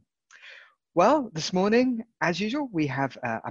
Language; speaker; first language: English; native; English